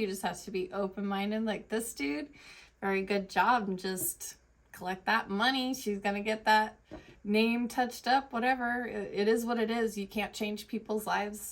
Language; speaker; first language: English; native; English